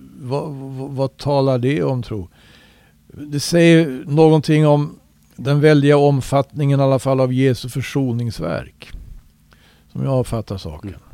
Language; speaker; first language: Swedish; native; Swedish